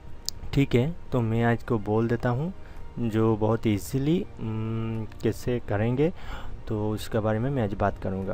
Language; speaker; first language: Hindi; non-native, local second language; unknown